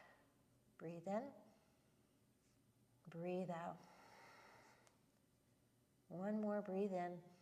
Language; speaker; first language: English; native; English